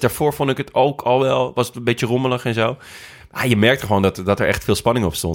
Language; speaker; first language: Dutch; native; Dutch